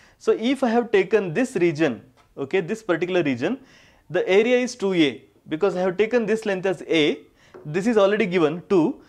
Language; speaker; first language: English; non-native, local second language; Kannada